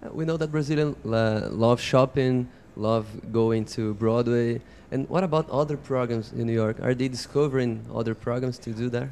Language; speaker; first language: English; non-native, fluent; Portuguese